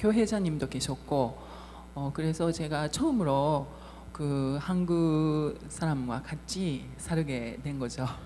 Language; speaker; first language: Korean; non-native, fluent; Japanese